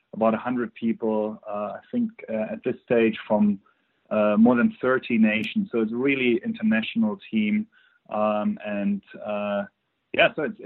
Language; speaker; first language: English; non-native, fluent; German